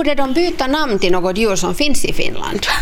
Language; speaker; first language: Swedish; native; Swedish